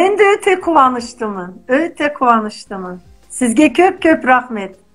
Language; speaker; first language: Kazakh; non-native, fluent; Turkish